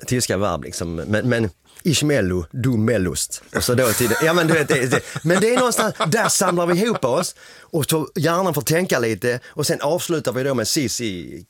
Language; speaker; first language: Swedish; native; Swedish